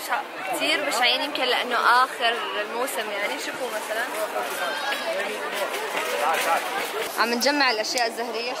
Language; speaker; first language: Arabic; native; Arabic